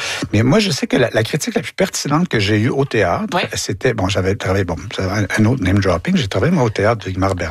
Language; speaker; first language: French; native; French